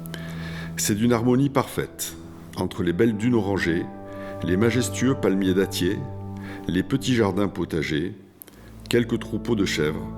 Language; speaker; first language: French; native; French